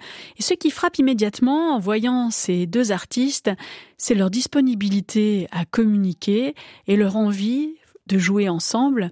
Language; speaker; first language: French; native; French